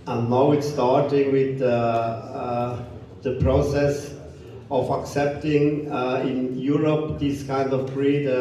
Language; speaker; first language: English; non-native, fluent; German